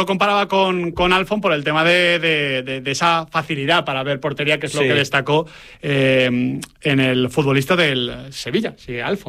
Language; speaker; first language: Spanish; native; Spanish